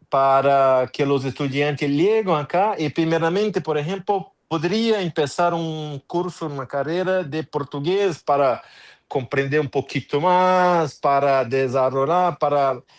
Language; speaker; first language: Spanish; non-native, fluent; Portuguese